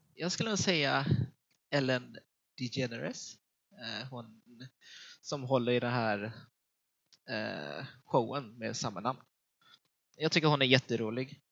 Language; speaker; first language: Swedish; early bilingual, other home language; Vietnamese